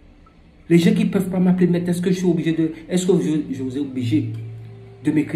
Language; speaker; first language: French; non-native, local second language; Fon